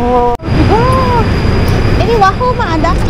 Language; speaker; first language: Indonesian; non-native, learner; Filipino